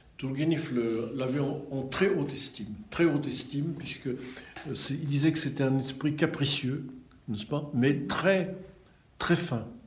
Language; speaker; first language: French; early bilingual, other home language; Russian